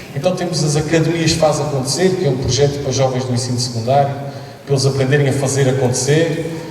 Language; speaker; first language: Portuguese; native; Portuguese